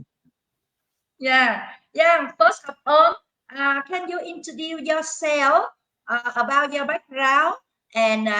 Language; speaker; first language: English; non-native, learner; Vietnamese